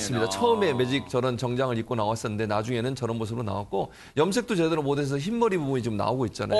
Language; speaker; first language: Korean; native; Korean